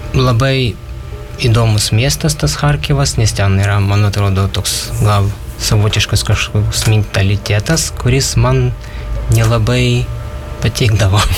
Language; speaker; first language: Lithuanian; non-native, fluent; Ukrainian